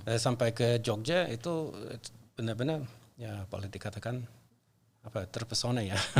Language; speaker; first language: Indonesian; non-native, fluent; English